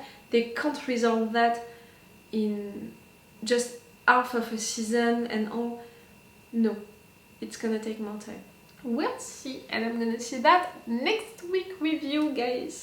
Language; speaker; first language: English; non-native, fluent; French